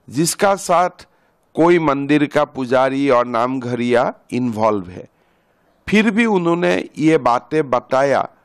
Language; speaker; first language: Hindi; non-native, local second language; Assamese